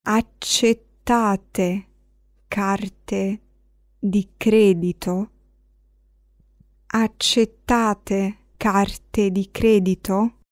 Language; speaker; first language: Italian; non-native, fluent; Arabic